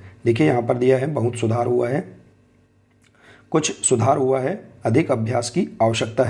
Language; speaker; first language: Hindi; native; Hindi